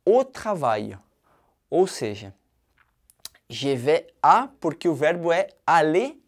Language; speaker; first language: French; non-native, fluent; Portuguese